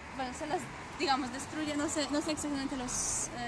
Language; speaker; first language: Spanish; non-native, fluent; Polish